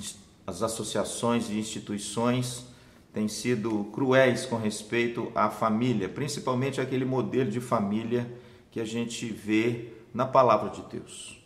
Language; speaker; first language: Portuguese; native; Portuguese